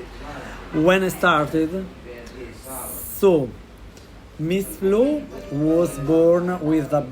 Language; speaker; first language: English; non-native, learner; Italian